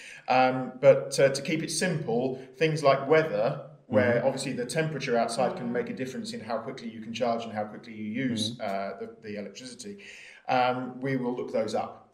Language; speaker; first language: English; native; English